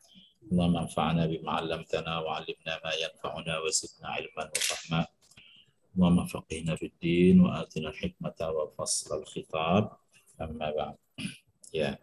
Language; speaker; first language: Arabic; non-native, fluent; Indonesian